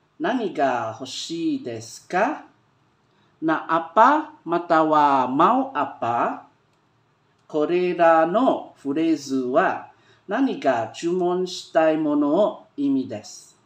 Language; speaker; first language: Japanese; non-native, learner; Malay